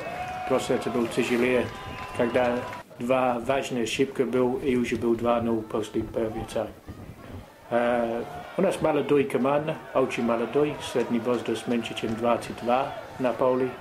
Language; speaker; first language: Russian; non-native, learner; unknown